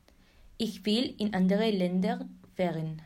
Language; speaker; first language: German; non-native, learner; Spanish